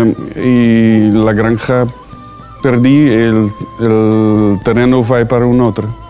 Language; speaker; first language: Spanish; non-native, learner; Dutch